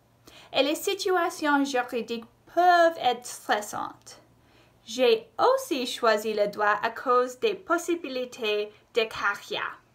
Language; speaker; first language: French; non-native, local second language; English